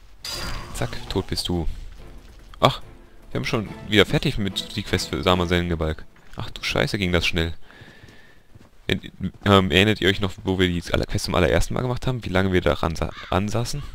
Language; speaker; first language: German; native; German